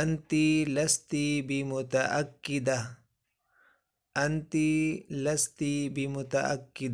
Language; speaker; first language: Arabic; non-native, fluent; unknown